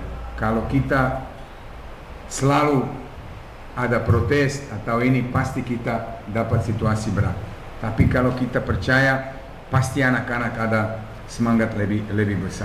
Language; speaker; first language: Indonesian; non-native, fluent; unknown